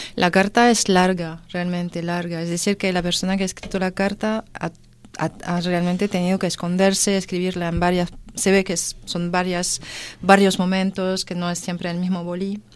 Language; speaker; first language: Spanish; non-native, fluent; French